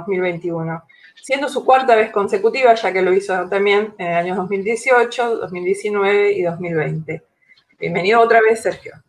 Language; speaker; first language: Spanish; native; Spanish